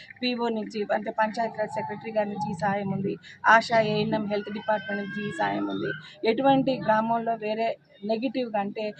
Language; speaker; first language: Telugu; native; Telugu